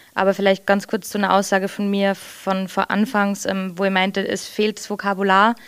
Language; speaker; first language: German; early bilingual, heritage; English